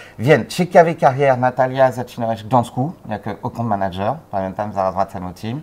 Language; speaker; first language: Polish; non-native, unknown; French